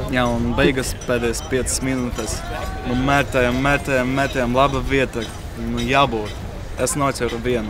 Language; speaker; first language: Latvian; non-native, local second language; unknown